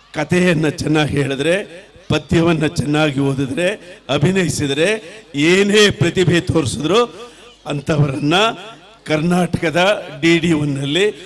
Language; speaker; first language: Kannada; non-native, local second language; Telugu